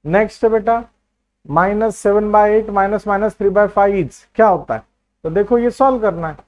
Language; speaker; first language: Hindi; non-native, local second language; Marathi